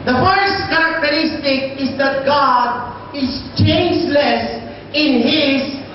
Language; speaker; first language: English; non-native, local second language; Filipino